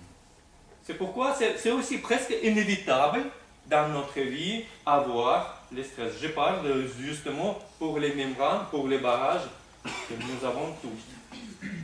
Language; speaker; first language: French; non-native, fluent; Russian